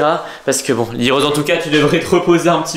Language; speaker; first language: French; native; French